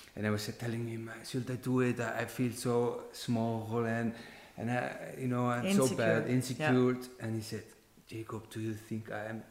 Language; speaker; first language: English; non-native, fluent; Icelandic